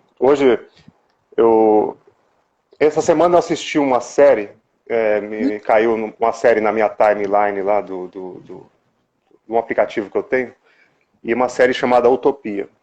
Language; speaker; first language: Portuguese; native; Portuguese